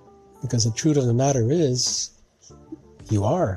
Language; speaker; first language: English; non-native, local second language; Filipino